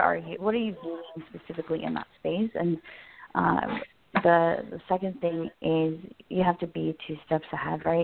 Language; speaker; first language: English; native; English